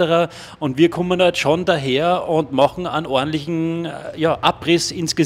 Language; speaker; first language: German; native; German